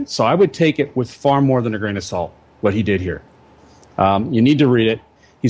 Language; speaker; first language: English; native; English